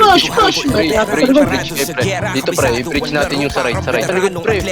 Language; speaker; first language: Filipino; native; Filipino